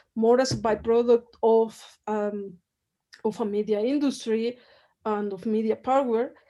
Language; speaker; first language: English; non-native, fluent; Spanish